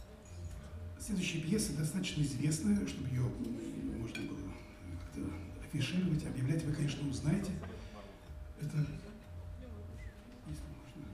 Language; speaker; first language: Russian; native; Russian